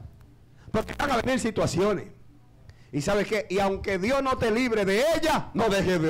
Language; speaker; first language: Spanish; native; Spanish